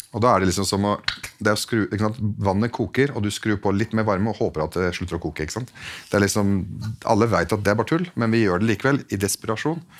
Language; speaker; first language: Norwegian; early bilingual, other home language; Arabic